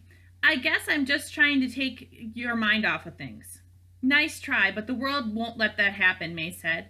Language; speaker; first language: English; native; English